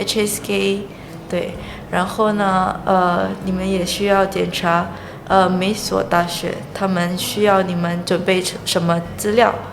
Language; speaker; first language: Chinese; non-native, fluent; Indonesian